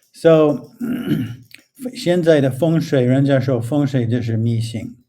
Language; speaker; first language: Chinese; non-native, fluent; English